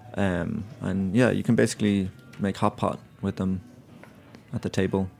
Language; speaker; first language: English; native; English